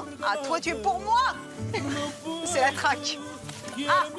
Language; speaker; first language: French; native; French